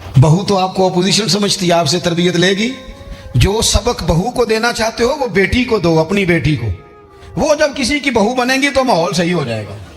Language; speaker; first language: Urdu; non-native, local second language; Punjabi